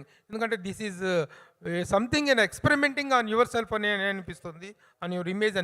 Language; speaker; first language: Telugu; native; Telugu